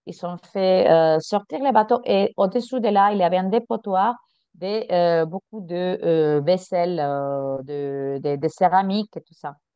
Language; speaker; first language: French; non-native, fluent; Spanish